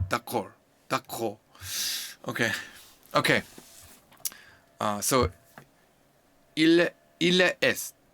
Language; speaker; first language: French; non-native, learner; English